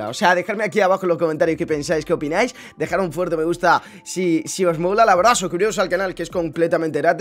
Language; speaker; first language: Spanish; native; Spanish